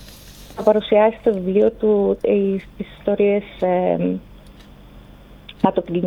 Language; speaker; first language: Greek; native; Greek